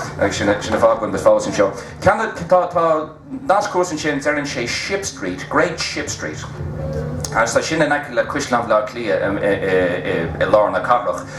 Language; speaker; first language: Irish; native; Irish